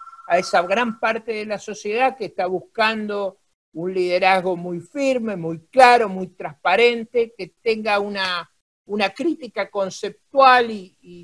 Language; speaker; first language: Spanish; native; Spanish